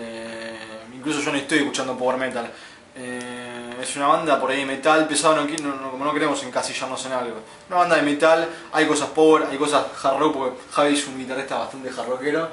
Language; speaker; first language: Spanish; native; Spanish